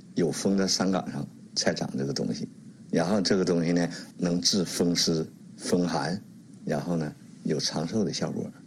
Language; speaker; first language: Chinese; native; Chinese